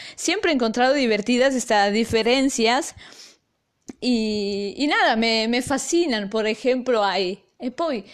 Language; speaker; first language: Spanish; non-native, fluent; Italian